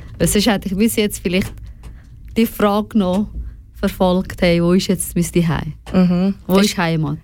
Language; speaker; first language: German; early bilingual, other home language; Persian